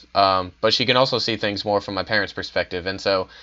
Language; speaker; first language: English; native; English